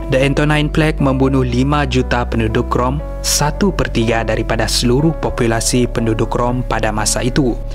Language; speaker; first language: Malay; native; Malay